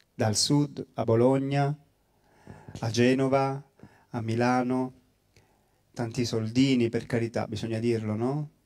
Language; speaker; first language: Italian; native; Italian